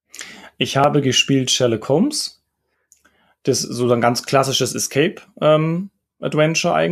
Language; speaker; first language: German; native; German